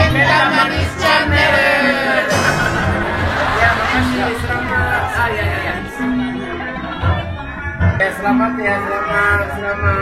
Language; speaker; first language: Indonesian; non-native, learner; Japanese